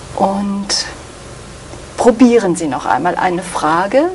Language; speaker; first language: German; native; German